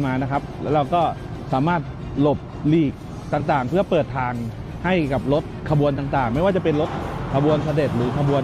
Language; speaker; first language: Thai; native; Thai